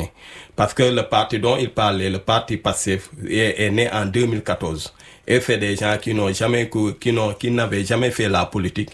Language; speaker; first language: French; non-native, local second language; Wolof